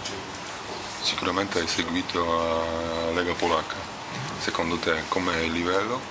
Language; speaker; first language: Italian; non-native, fluent; Polish